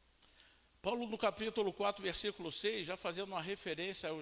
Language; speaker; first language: Portuguese; native; Portuguese